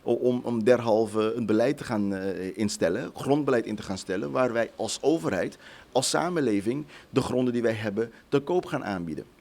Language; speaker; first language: Dutch; non-native, local second language; Papiamento